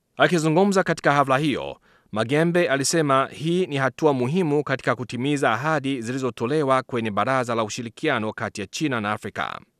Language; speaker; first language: Swahili; non-native, fluent; Chinese